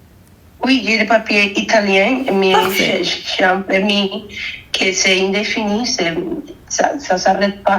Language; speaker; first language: French; non-native, fluent; Spanish